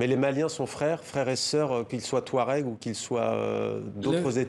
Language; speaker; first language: French; native; French